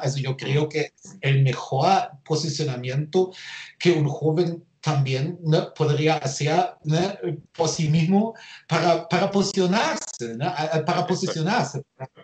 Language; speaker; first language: Spanish; non-native, fluent; German